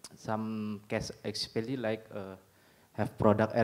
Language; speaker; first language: English; non-native, learner; Indonesian